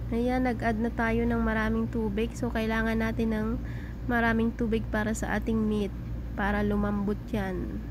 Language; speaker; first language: Filipino; native; Filipino